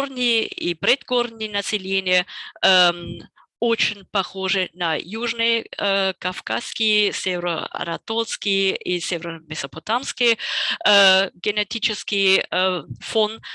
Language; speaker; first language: Russian; non-native, fluent; German